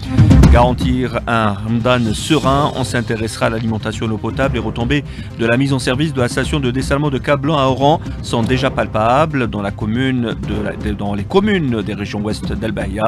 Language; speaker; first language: French; non-native, local second language; Arabic